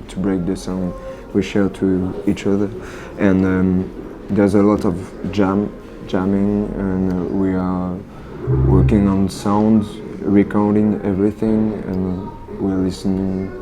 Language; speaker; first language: English; non-native, learner; French